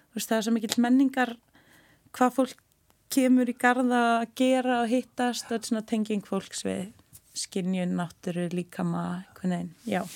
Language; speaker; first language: Icelandic; native; Icelandic